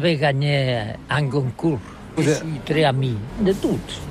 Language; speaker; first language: French; non-native, learner; Catalan